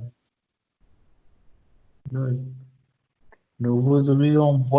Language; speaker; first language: French; non-native, learner; Arabic